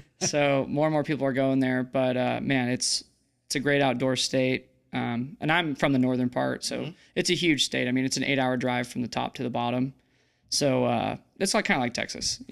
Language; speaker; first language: English; native; English